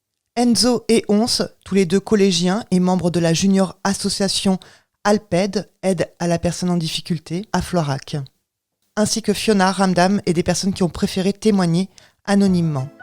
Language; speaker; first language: French; native; French